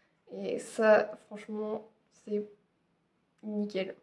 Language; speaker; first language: French; native; French